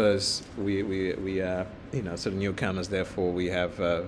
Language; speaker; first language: English; non-native, fluent; Portuguese